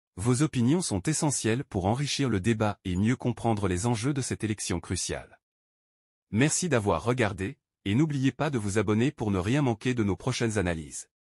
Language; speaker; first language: French; non-native, local second language; Arabic